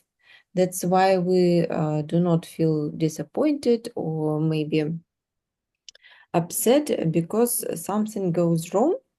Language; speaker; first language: English; non-native, fluent; Russian